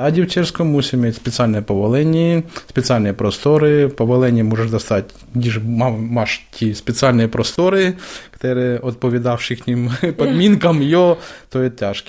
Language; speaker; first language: Czech; non-native, learner; Ukrainian